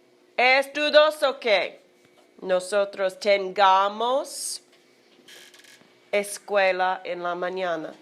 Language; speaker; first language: Spanish; non-native, fluent; English